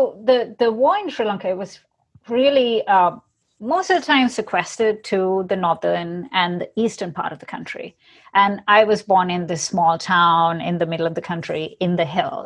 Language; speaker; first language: English; non-native, local second language; Sinhala